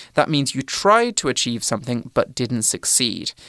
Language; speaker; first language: English; native; English